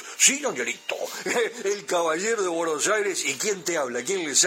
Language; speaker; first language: Spanish; native; Spanish